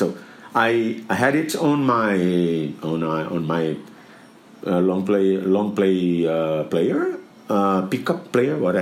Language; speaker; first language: English; non-native, fluent; Portuguese